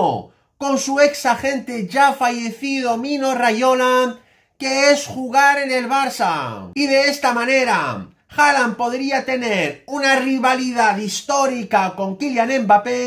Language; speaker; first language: Spanish; native; Spanish